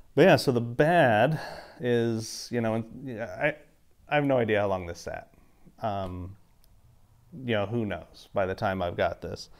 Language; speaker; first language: English; native; English